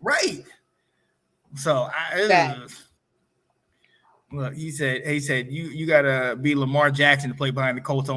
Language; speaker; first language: English; native; English